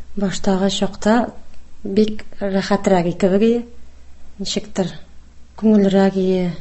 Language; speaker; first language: Tatar; non-native, local second language; Russian